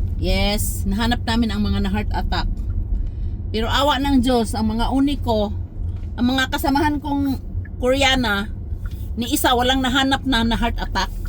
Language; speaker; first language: Filipino; native; Filipino